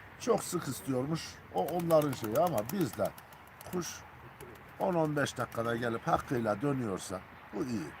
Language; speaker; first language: Turkish; native; Turkish